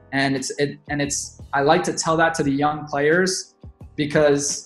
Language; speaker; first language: English; native; English